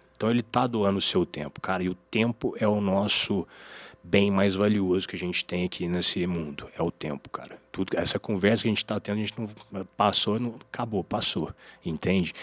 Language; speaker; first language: Portuguese; native; Portuguese